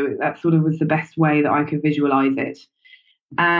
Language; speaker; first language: English; native; English